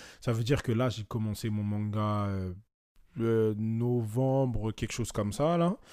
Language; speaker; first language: French; native; French